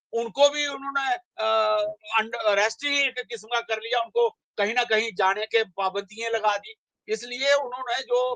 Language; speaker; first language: Hindi; non-native, local second language; Dogri